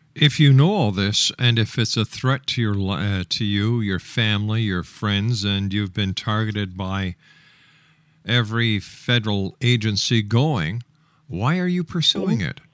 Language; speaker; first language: English; native; English